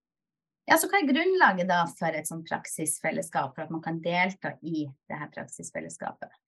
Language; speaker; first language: Norwegian; native; Norwegian